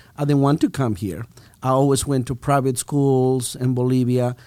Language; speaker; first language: English; non-native, fluent; Spanish